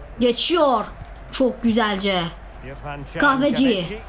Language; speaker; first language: Turkish; non-native, learner; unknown